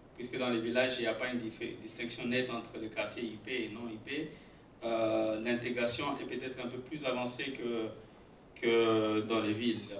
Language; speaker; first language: French; non-native, local second language; Swahili